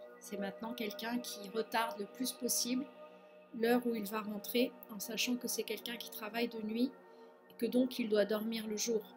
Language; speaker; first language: French; non-native, fluent; Spanish